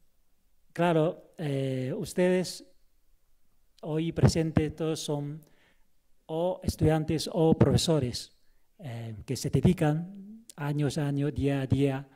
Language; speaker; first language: Spanish; non-native, fluent; Chinese